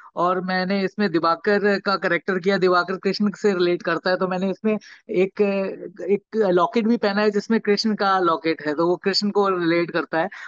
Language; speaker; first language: Hindi; native; Hindi